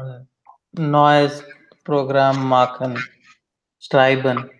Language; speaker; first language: German; non-native, learner; Hindi